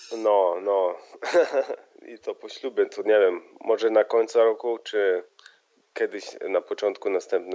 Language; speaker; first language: Polish; early bilingual, heritage; Polish